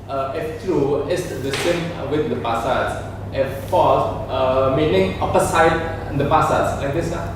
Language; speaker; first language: English; non-native, learner; Malay